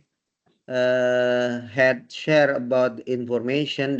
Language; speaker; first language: English; non-native, learner; Indonesian